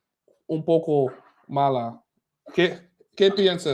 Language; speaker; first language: Spanish; non-native, learner; English